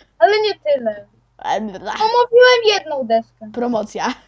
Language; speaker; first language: Polish; native; Polish